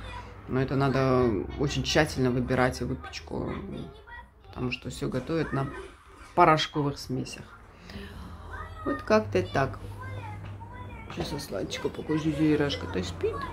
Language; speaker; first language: Russian; native; Russian